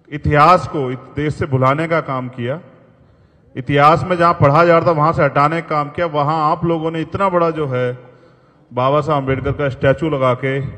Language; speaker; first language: Hindi; native; Hindi